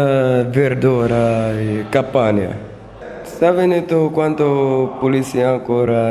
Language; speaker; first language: Italian; non-native, learner; Arabic